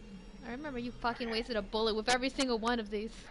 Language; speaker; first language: English; native; English